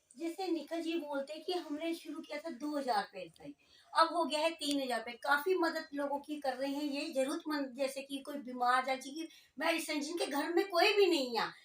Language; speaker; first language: Hindi; non-native, local second language; Punjabi